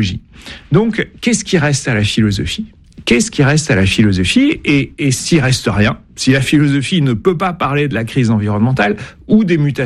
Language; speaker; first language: French; native; French